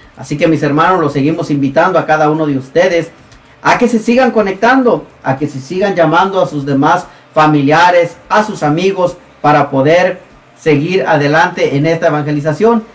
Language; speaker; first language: Spanish; native; Spanish